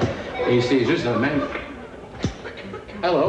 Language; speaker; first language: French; non-native, fluent; English